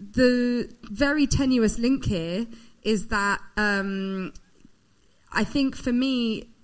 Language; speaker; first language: English; native; English